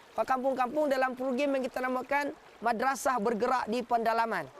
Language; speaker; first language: Malay; non-native, local second language; Central Dusun